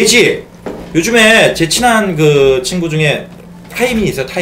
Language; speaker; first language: Korean; native; Korean